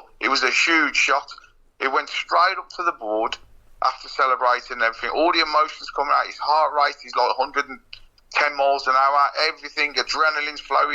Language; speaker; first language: English; native; English